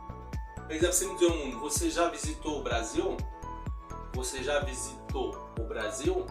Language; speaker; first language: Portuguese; non-native, fluent; Haitian Creole